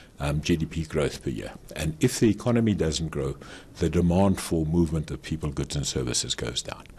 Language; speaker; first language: English; non-native, local second language; Afrikaans